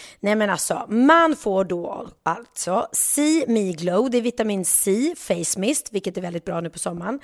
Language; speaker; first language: Swedish; native; Swedish